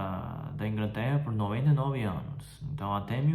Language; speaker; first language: Portuguese; non-native, fluent; Chinese